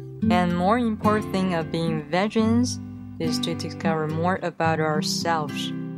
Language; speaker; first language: English; non-native, fluent; Chinese